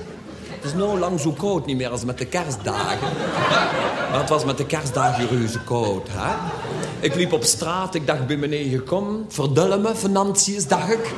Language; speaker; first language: Dutch; native; Dutch